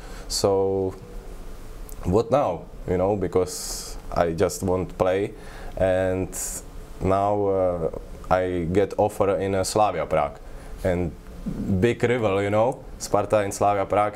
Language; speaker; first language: English; non-native, learner; Czech